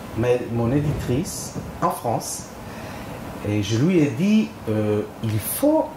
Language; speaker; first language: French; non-native, fluent; Hebrew